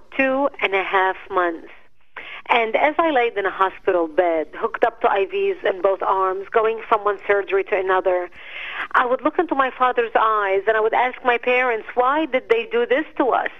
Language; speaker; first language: English; non-native, fluent; Arabic